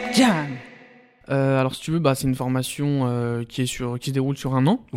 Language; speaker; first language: French; native; French